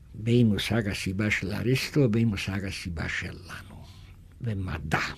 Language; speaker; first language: Hebrew; non-native, fluent; German